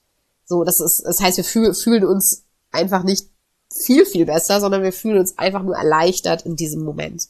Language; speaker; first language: German; native; German